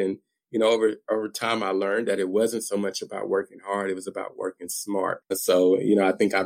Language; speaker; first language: English; native; English